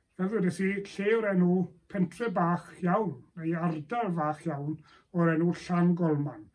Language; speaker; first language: Welsh; native; Welsh